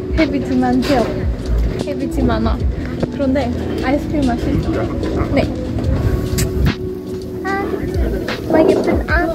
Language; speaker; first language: Korean; non-native, learner; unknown